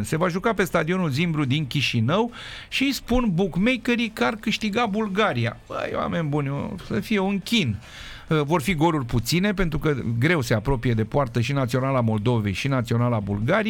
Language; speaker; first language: Romanian; native; Romanian